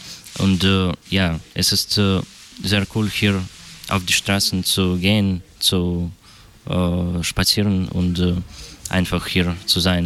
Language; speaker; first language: German; non-native, learner; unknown